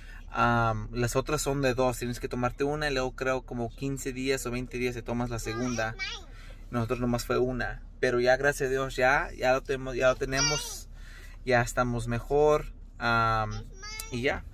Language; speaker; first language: Spanish; early bilingual, heritage; Spanish